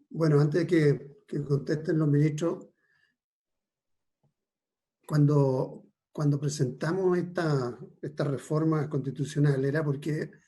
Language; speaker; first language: Spanish; native; Spanish